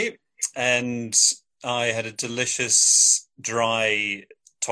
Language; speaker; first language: English; native; English